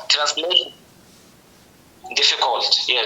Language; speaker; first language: English; non-native, learner; Hausa